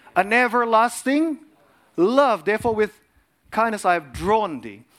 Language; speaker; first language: English; non-native, fluent; Indonesian